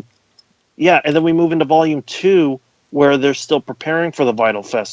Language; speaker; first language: English; native; English